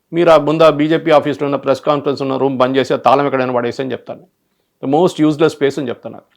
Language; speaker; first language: Telugu; non-native, local second language; Malayalam